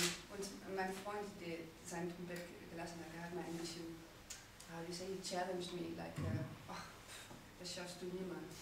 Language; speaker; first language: German; non-native, fluent; Dutch